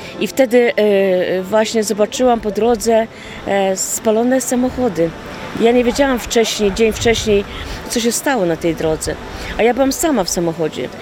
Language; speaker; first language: Polish; native; Polish